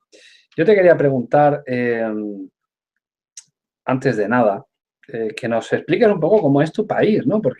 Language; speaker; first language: Spanish; native; Spanish